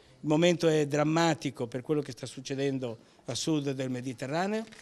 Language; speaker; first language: Italian; native; Italian